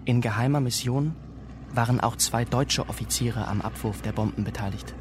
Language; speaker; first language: German; native; German